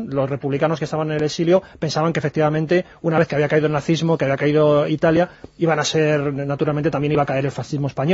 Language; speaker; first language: Spanish; native; Spanish